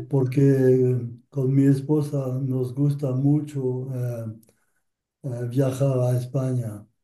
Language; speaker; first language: Spanish; non-native, learner; French